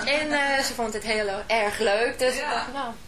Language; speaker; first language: Dutch; non-native, fluent; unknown